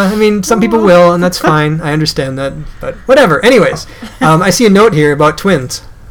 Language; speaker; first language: English; native; English